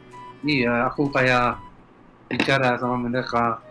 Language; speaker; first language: Indonesian; non-native, fluent; Hebrew